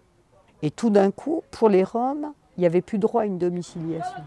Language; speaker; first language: French; native; French